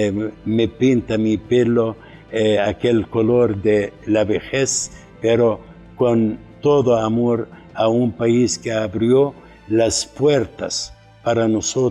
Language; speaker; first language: Spanish; non-native, fluent; Arabic